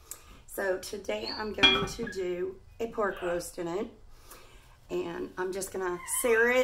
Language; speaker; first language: English; native; English